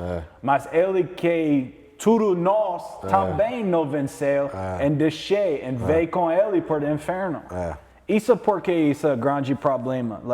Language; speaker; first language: Portuguese; non-native, learner; English